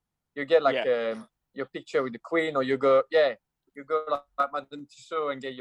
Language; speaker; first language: English; non-native, fluent; French